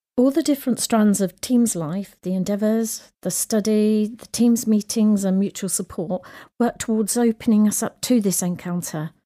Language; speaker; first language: English; native; English